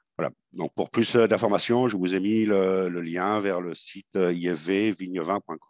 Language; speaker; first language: French; native; French